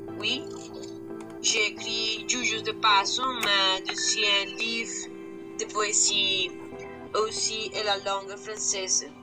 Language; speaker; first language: French; non-native, learner; Spanish